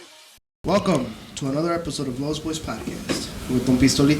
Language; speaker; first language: English; early bilingual, other home language; Spanish